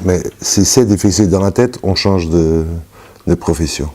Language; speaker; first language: French; non-native, fluent; Portuguese